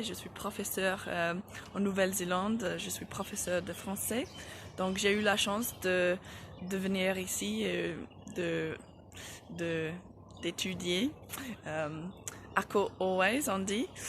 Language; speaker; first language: French; non-native, fluent; English